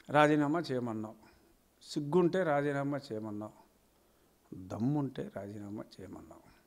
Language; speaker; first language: Telugu; native; Telugu